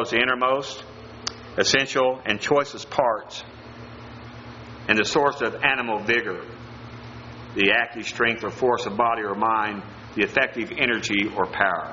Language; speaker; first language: English; native; English